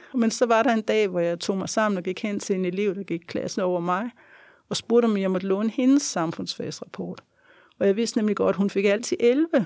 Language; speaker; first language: Danish; native; Danish